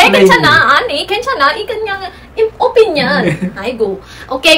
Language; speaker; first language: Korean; non-native, learner; Filipino